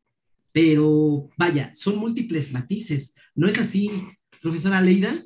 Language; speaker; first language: Spanish; native; Spanish